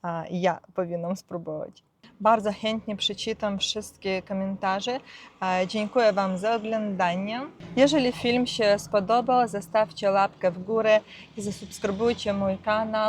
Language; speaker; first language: Polish; non-native, learner; Ukrainian